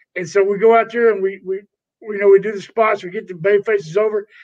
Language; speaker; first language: English; native; English